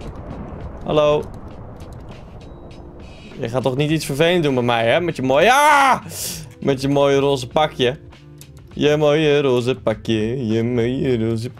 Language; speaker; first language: Dutch; native; Dutch